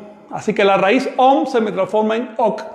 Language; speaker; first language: Spanish; native; Spanish